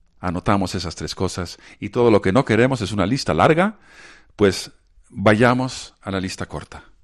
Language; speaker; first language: Spanish; non-native, fluent; Dutch